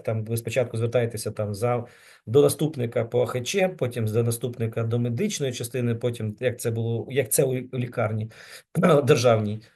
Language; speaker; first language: Ukrainian; native; Ukrainian